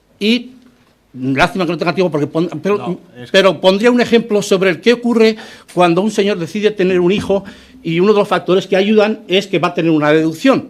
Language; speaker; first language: Spanish; native; Spanish